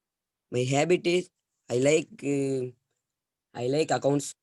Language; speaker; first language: English; non-native, learner; Telugu